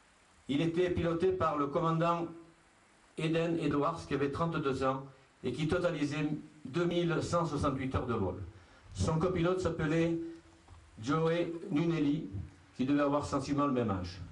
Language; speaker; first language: French; native; French